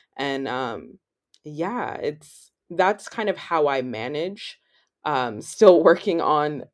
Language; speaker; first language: English; native; English